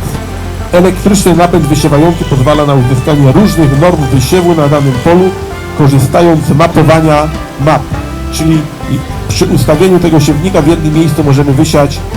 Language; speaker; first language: Polish; native; Polish